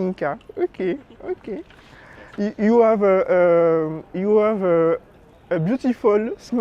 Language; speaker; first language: English; non-native, learner; French